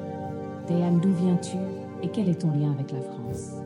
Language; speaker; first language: French; native; French